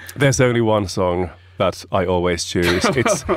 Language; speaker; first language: English; non-native, fluent; Finnish